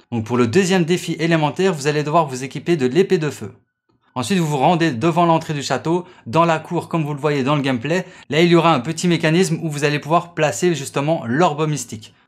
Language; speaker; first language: French; native; French